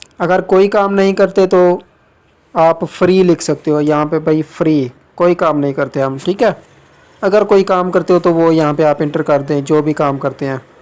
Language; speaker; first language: Urdu; non-native, local second language; Punjabi